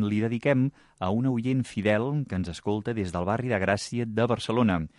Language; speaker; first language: Catalan; native; Catalan